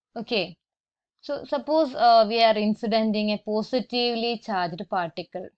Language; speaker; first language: English; non-native, local second language; Malayalam